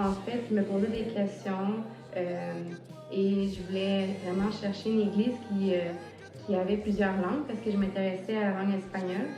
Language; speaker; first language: French; native; French